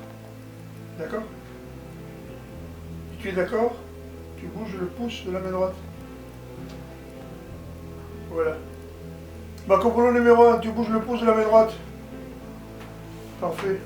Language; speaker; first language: French; native; French